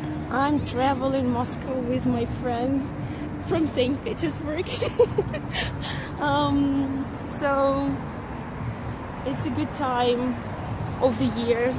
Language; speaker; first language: English; non-native, fluent; Russian